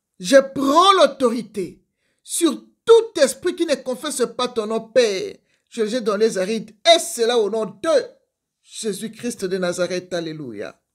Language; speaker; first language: French; non-native, local second language; Lingala